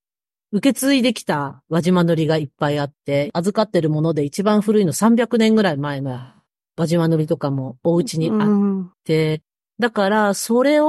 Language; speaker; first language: Japanese; native; Japanese